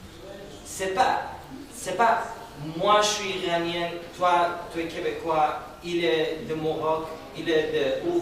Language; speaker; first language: French; non-native, fluent; Persian